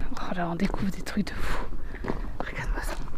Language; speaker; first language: French; native; French